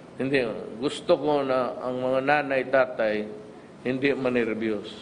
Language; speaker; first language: Filipino; non-native, local second language; Cebuano